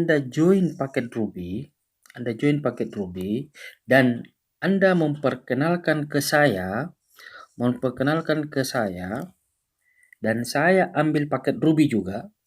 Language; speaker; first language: Indonesian; native; Indonesian